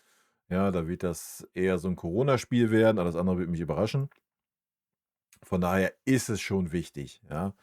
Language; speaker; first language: German; native; German